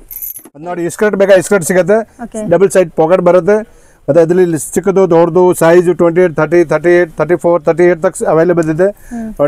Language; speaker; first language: Kannada; non-native, local second language; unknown